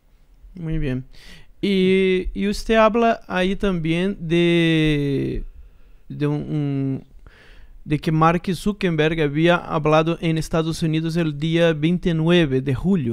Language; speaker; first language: Spanish; non-native, fluent; Portuguese